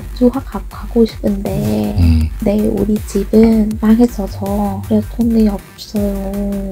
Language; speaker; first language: Korean; non-native, learner; Vietnamese